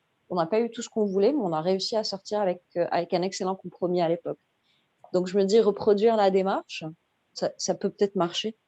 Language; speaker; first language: French; non-native, local second language; Arabic